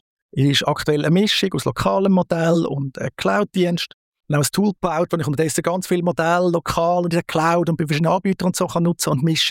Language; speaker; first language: German; native; German